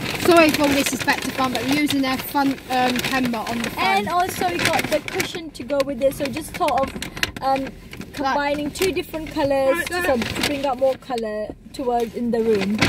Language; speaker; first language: English; native; English